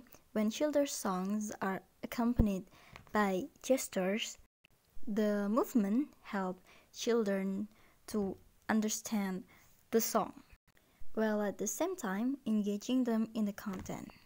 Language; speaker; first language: English; non-native, learner; Indonesian